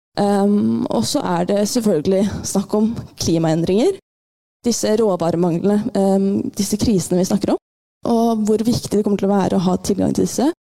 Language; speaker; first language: Norwegian; early bilingual, other home language; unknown